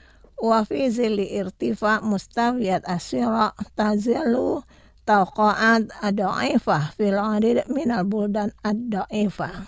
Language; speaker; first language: Arabic; non-native, fluent; Indonesian